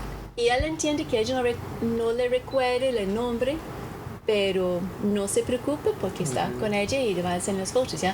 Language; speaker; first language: Spanish; non-native, fluent; English